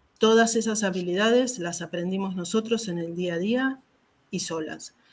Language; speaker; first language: Spanish; native; Spanish